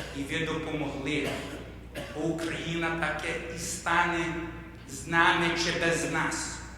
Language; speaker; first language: Ukrainian; early bilingual, heritage; Ukrainian